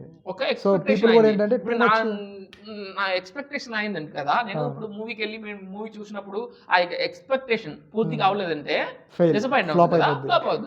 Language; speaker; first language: Telugu; non-native, learner; Tamil